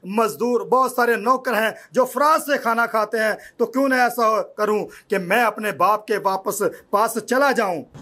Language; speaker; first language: Urdu; non-native, local second language; Punjabi